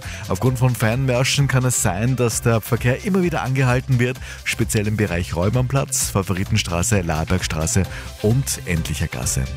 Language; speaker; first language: German; native; German